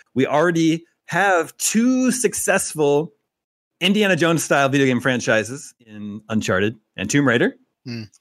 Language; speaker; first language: English; native; English